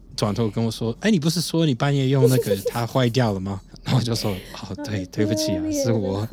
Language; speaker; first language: Chinese; non-native, fluent; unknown